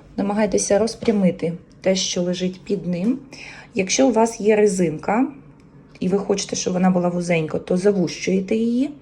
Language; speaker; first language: Ukrainian; native; Ukrainian